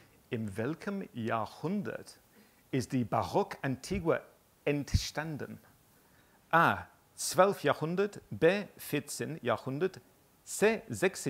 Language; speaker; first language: German; non-native, learner; English